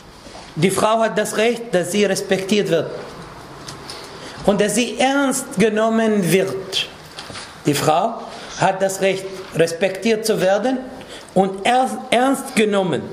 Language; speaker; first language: German; non-native, fluent; Arabic